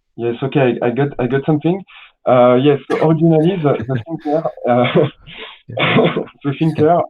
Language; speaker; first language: English; non-native, learner; French